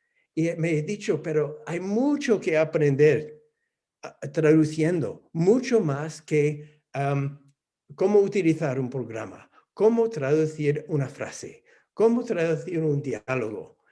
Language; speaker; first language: Spanish; non-native, fluent; English